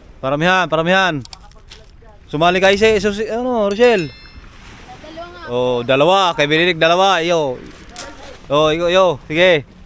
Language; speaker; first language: Filipino; native; Filipino